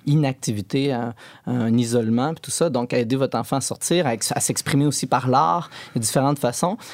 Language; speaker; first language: French; native; French